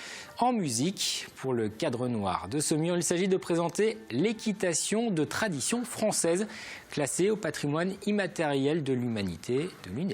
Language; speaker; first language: French; native; French